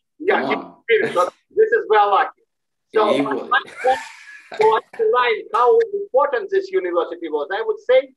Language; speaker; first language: English; non-native, fluent; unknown